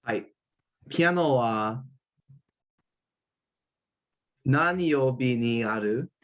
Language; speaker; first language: Japanese; non-native, learner; English